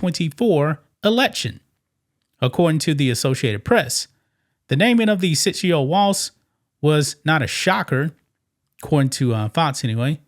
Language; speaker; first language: English; native; English